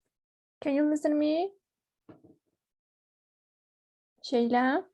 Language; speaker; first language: English; non-native, fluent; Spanish